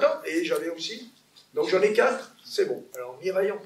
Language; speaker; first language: French; native; French